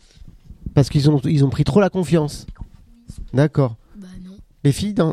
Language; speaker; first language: French; native; French